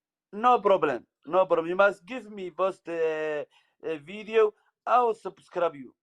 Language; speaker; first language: English; non-native, local second language; Somali